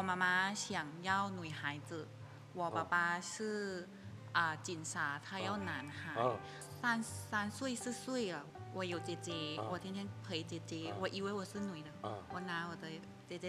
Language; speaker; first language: Chinese; non-native, learner; Thai